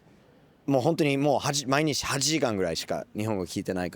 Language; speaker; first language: Japanese; non-native, fluent; English